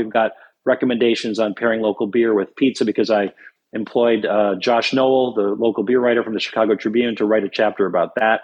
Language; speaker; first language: English; native; English